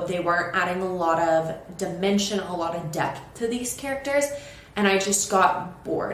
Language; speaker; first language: English; native; English